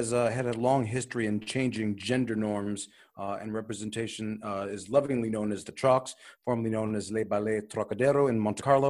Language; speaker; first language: English; native; English